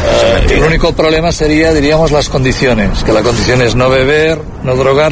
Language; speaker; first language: Spanish; native; Spanish